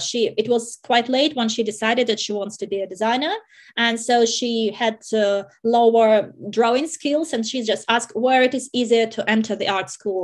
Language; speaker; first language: English; non-native, fluent; Russian